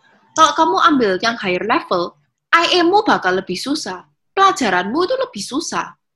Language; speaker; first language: Indonesian; early bilingual, heritage; Indonesian